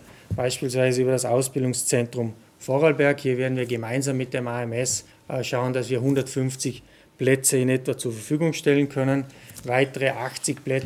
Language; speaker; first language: German; native; German